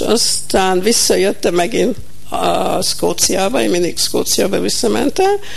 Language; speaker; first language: Hungarian; early bilingual, heritage; Hungarian